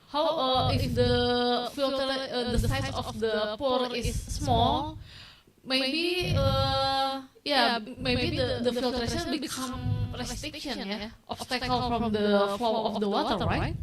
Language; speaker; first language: English; non-native, learner; Indonesian